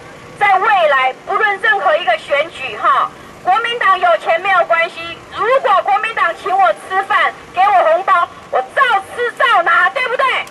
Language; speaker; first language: Chinese; non-native, local second language; Min Nan Chinese